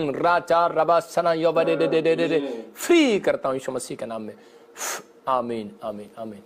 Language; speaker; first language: Hindi; non-native, local second language; Punjabi